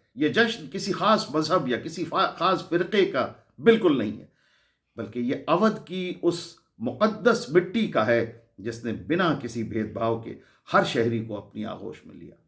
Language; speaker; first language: Urdu; native; Urdu